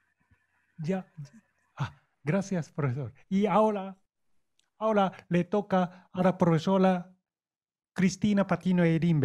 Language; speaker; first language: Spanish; non-native, fluent; Japanese